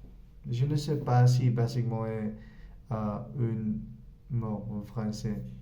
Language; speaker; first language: French; non-native, learner; Spanish